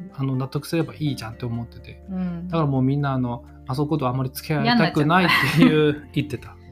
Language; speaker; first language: Japanese; non-native, fluent; Chinese